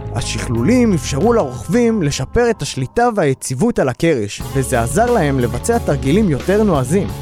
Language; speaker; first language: Hebrew; native; Hebrew